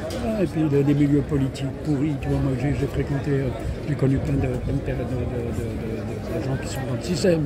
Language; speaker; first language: French; native; French